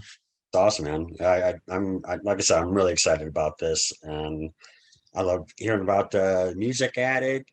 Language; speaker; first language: English; native; English